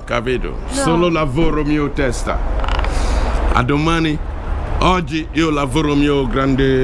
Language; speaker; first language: Italian; non-native, learner; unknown